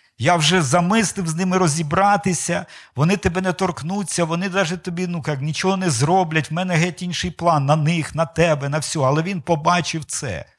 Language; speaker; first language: Ukrainian; non-native, local second language; Russian